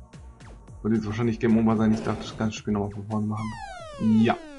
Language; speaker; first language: German; native; German